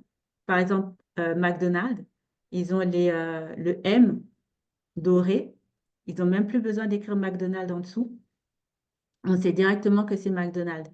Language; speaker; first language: French; native; French